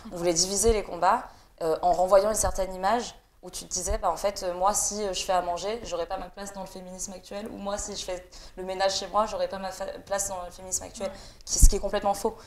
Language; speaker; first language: French; early bilingual, other home language; Vietnamese